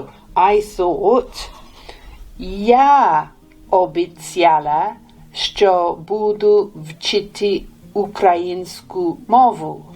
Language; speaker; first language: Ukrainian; non-native, learner; English